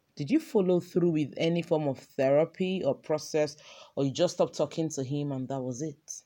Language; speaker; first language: English; non-native, local second language; Yoruba